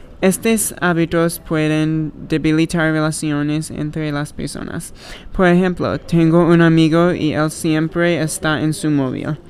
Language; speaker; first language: Spanish; non-native, learner; English